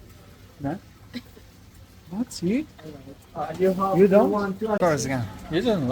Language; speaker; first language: English; non-native, learner; Turkish